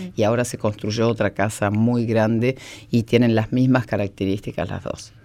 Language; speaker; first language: Spanish; native; Spanish